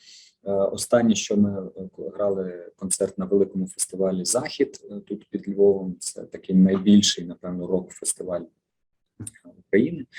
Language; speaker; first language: Ukrainian; native; Ukrainian